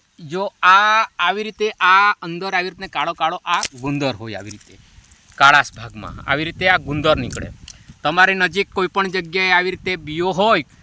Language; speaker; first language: Gujarati; non-native, local second language; Kukna